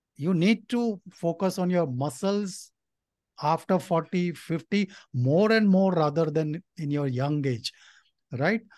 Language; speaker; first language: English; non-native, local second language; Nepali